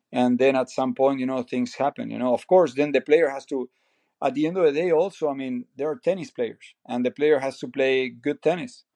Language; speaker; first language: English; non-native, fluent; Spanish